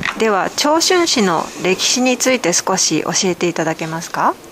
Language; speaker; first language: Japanese; native; Japanese